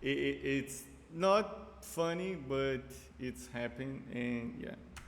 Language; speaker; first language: English; non-native, fluent; Portuguese